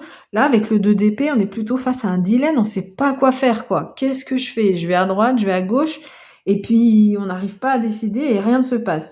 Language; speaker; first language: French; native; French